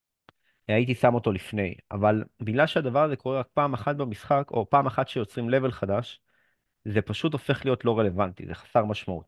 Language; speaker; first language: Hebrew; native; Hebrew